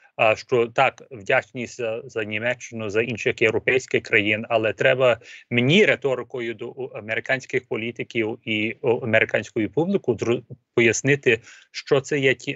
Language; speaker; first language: Ukrainian; early bilingual, heritage; Ukrainian